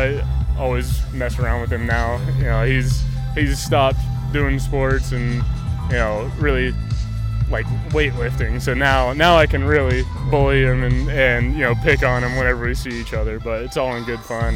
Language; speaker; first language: English; native; English